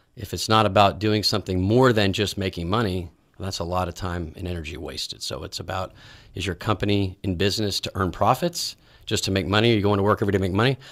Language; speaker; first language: English; native; English